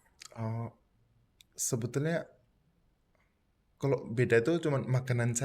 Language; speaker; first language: Indonesian; non-native, fluent; Punjabi